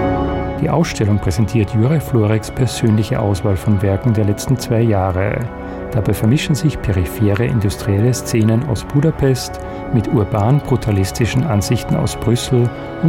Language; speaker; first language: German; native; German